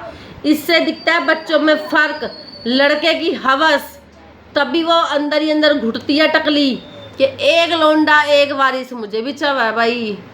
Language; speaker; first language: Hindi; native; Hindi